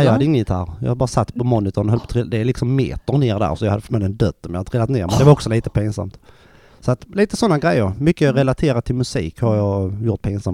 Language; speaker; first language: Swedish; native; Swedish